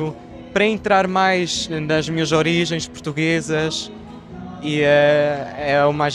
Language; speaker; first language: Portuguese; early bilingual, heritage; Portuguese